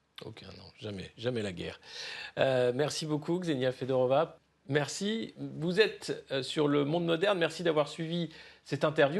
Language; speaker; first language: French; native; French